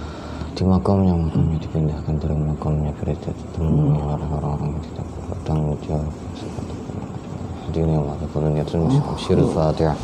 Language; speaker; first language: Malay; non-native, local second language; Javanese